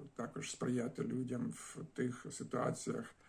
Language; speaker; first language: Ukrainian; native; Ukrainian